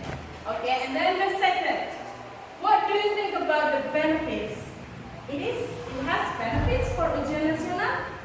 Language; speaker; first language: English; non-native, fluent; Indonesian